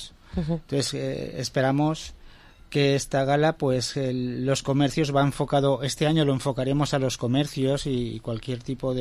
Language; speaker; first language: Spanish; native; Spanish